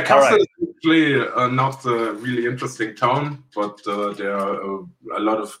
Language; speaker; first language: English; non-native, fluent; German